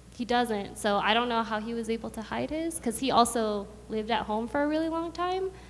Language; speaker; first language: English; early bilingual, other home language; Khmer